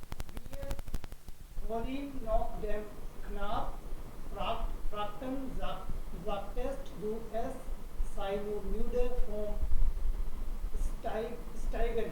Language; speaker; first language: German; non-native, learner; Hindi